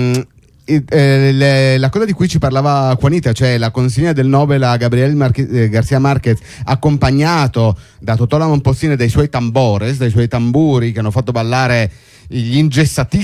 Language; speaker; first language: Italian; native; Italian